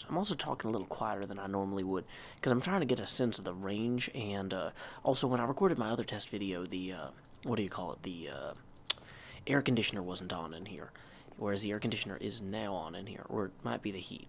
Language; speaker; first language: English; native; English